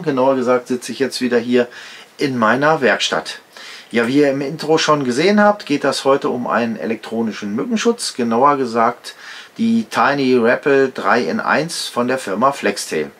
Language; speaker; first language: German; native; German